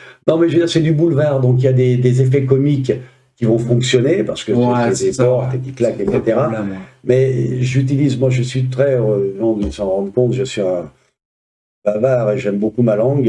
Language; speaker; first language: French; native; French